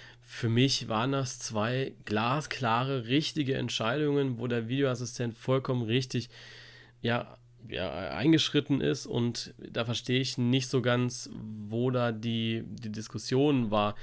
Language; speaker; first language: German; native; German